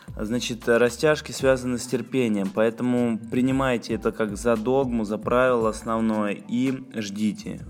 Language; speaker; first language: Russian; native; Russian